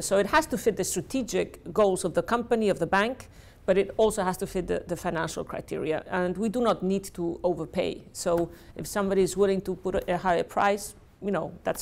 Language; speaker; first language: English; non-native, fluent; Spanish